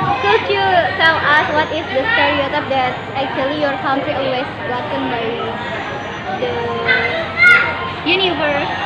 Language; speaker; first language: English; non-native, learner; Indonesian